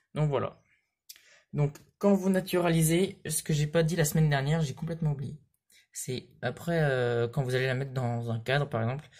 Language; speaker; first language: French; native; French